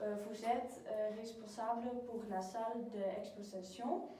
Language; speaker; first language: French; non-native, learner; Dutch